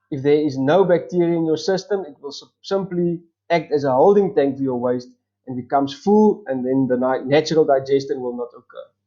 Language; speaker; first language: English; non-native, local second language; Afrikaans